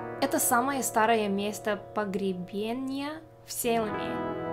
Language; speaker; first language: Russian; non-native, learner; English